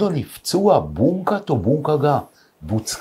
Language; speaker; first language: Japanese; non-native, fluent; Hebrew